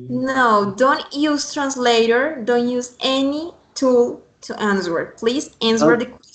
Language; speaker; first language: English; non-native, fluent; Spanish